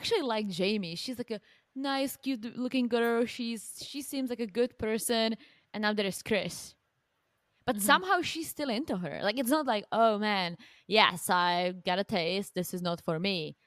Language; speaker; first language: English; non-native, fluent; Czech